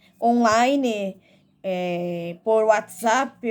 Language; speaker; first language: Spanish; non-native, learner; Portuguese